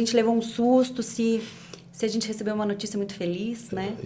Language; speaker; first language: Portuguese; native; Portuguese